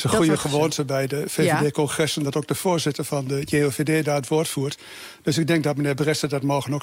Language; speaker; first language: Dutch; native; Dutch